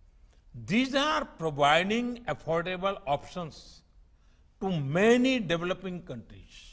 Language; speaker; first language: English; non-native, local second language; Gujarati